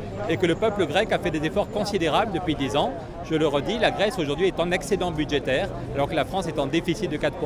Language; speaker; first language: French; native; French